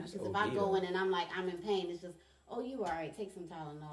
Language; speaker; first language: English; non-native, fluent; German